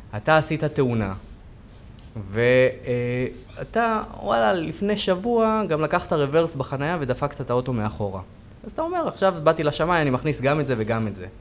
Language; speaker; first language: Hebrew; native; Hebrew